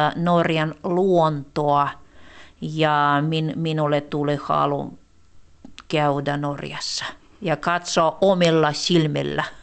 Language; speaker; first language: Finnish; non-native, fluent; Russian